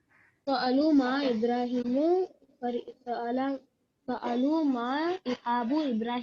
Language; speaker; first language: Arabic; non-native, learner; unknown